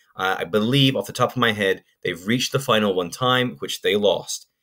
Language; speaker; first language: English; native; English